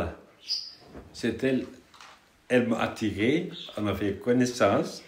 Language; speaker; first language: French; non-native, fluent; Turkish